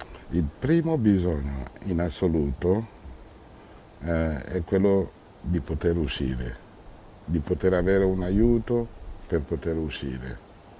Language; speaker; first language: Italian; non-native, fluent; French